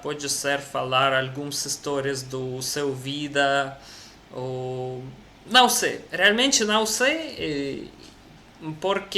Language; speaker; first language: Portuguese; non-native, learner; Russian